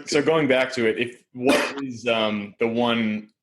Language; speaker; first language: English; native; English